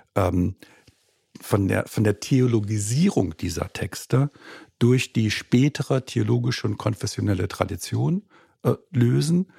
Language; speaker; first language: German; native; German